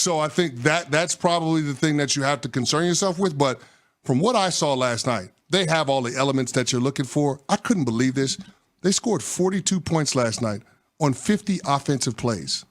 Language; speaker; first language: English; native; English